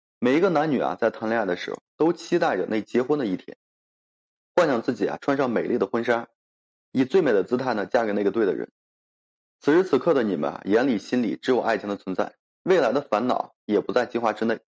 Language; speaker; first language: Chinese; native; Chinese